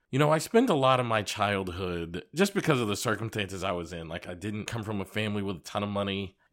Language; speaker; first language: English; native; English